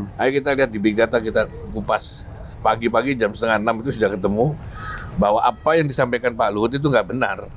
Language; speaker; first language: Indonesian; native; Indonesian